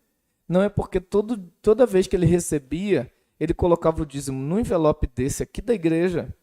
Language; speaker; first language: Portuguese; native; Portuguese